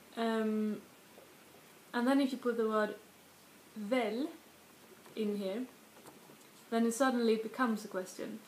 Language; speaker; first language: English; non-native, fluent; Swedish